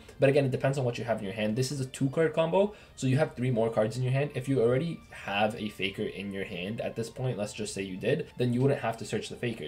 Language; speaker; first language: English; native; English